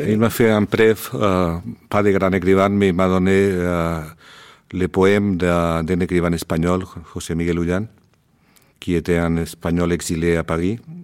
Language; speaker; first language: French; non-native, learner; Spanish